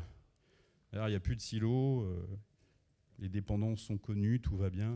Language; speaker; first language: French; native; French